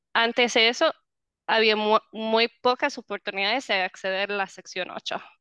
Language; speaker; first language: Spanish; non-native, fluent; English